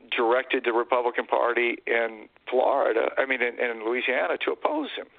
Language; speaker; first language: English; native; English